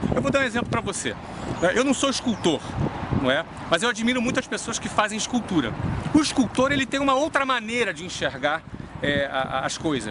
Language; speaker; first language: Portuguese; native; Portuguese